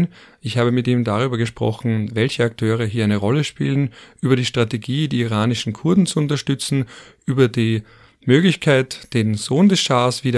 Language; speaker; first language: German; native; German